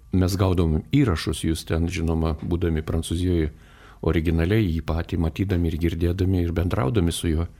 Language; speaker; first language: Lithuanian; native; Lithuanian